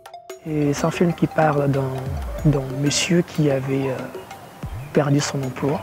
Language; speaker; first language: French; non-native, local second language; Lingala